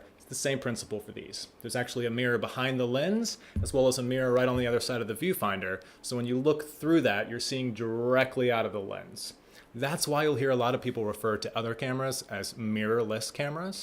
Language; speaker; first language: English; native; English